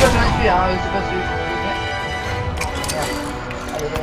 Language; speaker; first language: French; native; French